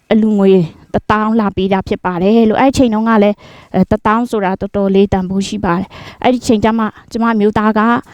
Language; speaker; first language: Burmese; non-native, local second language; Shan